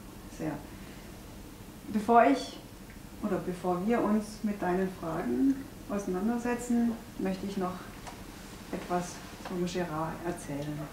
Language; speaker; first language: German; native; German